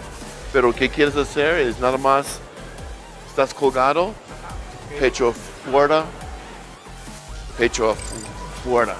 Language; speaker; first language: Spanish; non-native, learner; English